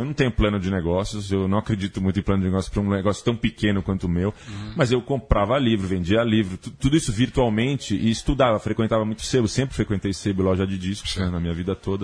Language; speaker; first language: Portuguese; native; Portuguese